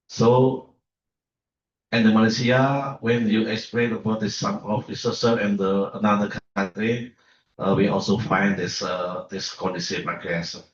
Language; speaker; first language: English; non-native, learner; Indonesian